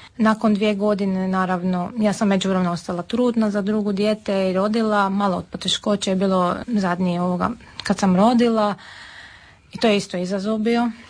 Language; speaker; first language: Serbian; non-native, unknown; Armenian